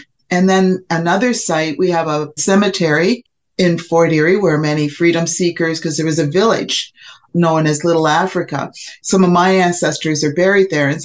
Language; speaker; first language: English; native; English